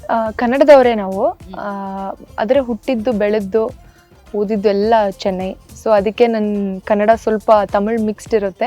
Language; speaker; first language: Kannada; early bilingual, heritage; Kannada